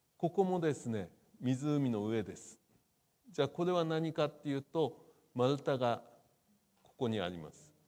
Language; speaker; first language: Japanese; native; Japanese